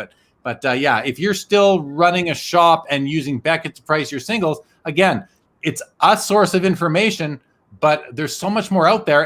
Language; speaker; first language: English; native; English